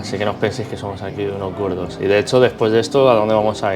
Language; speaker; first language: Spanish; native; Spanish